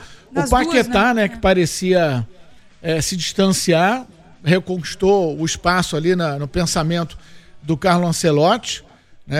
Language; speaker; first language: Portuguese; native; Portuguese